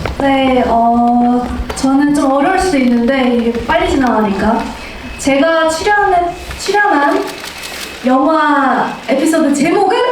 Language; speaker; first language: Korean; native; Korean